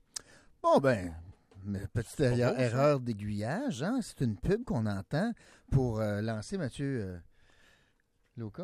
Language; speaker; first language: French; native; French